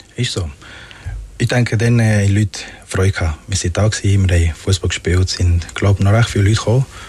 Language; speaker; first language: German; non-native, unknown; Spanish